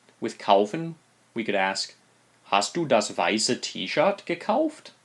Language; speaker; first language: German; non-native, fluent; English